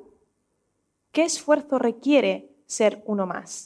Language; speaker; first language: Spanish; non-native, fluent; Russian